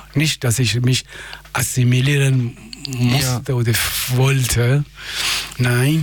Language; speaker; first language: German; non-native, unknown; Persian